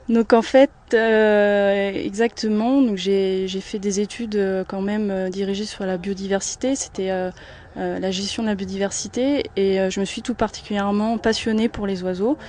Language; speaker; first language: French; native; French